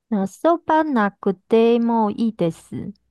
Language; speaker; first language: Japanese; non-native, learner; Chinese